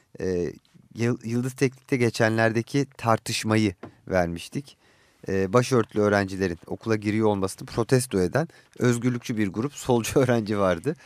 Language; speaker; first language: Turkish; native; Turkish